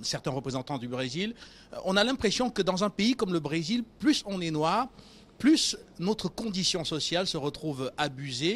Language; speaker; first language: French; native; French